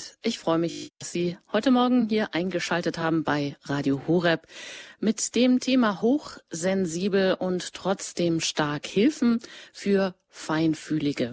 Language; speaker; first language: German; native; German